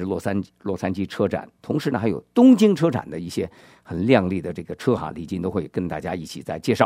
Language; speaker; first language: Chinese; native; Chinese